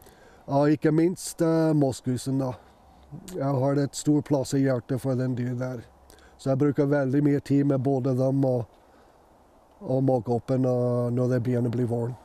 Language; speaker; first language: Norwegian; non-native, fluent; English